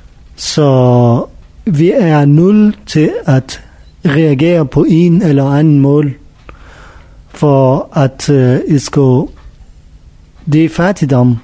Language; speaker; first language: Danish; non-native, learner; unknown